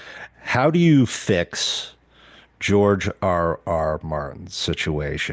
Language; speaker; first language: English; native; English